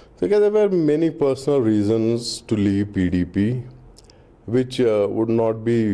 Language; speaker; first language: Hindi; non-native, local second language; Kashmiri